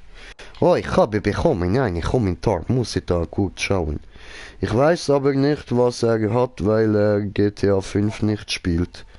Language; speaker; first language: German; native; German